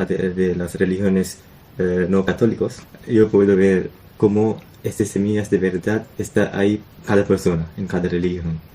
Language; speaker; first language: Spanish; non-native, learner; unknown